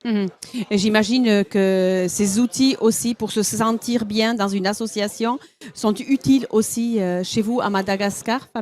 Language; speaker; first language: French; native; French